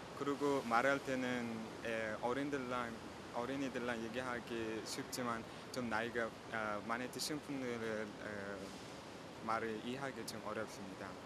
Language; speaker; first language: Korean; non-native, fluent; Uzbek